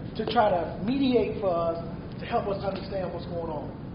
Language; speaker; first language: English; native; English